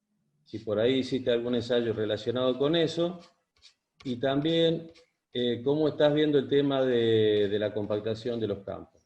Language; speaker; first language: Spanish; native; Spanish